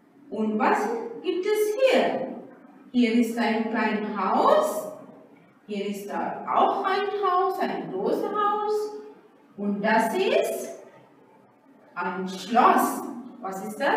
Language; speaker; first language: German; non-native, learner; Sinhala